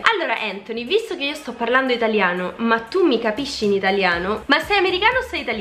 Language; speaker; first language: Italian; native; Italian